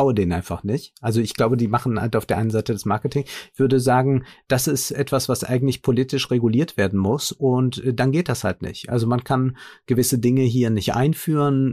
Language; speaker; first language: German; native; German